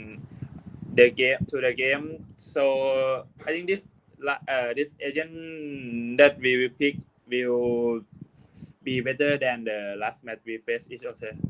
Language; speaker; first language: English; non-native, learner; Thai